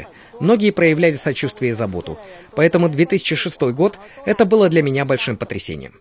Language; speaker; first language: Russian; native; Russian